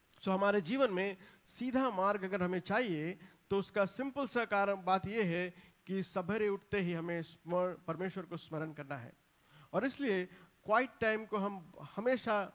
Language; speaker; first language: Hindi; non-native, local second language; Telugu